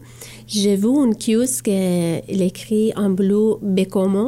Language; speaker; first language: French; non-native, learner; Persian